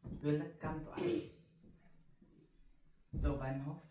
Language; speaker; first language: English; non-native, local second language; Filipino